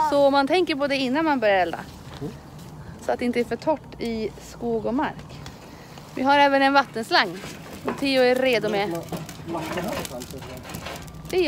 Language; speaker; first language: Swedish; native; Swedish